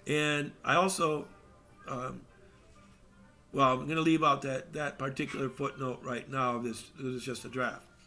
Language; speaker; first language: English; native; English